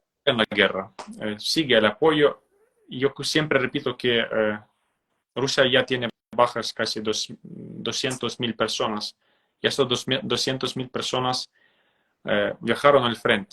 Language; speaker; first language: Spanish; non-native, fluent; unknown